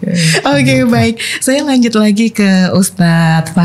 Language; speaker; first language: Indonesian; native; Indonesian